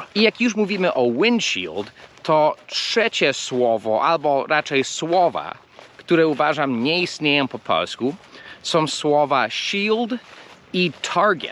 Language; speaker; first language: Polish; early bilingual, heritage; English